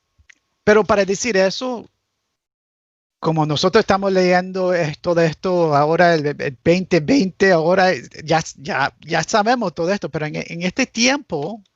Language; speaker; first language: Spanish; early bilingual, heritage; Spanish